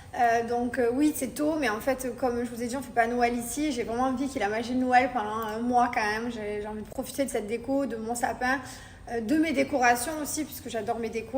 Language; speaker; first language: French; native; French